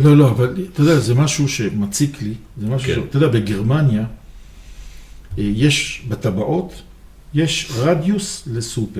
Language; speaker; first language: Hebrew; native; Hebrew